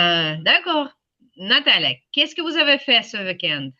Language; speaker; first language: French; non-native, fluent; Ukrainian